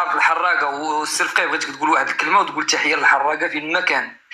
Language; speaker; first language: Arabic; native; Arabic